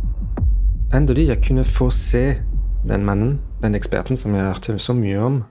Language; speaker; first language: Norwegian; non-native, fluent; French